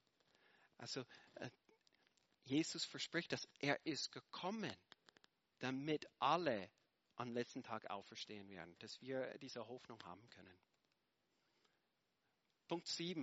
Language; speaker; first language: German; non-native, fluent; English